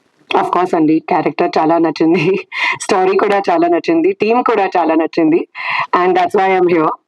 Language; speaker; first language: Telugu; non-native, fluent; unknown